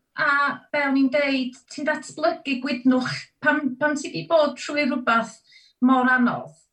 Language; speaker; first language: Welsh; native; Welsh